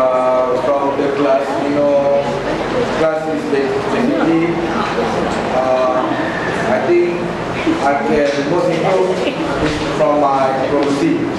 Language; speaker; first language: English; non-native, learner; Malay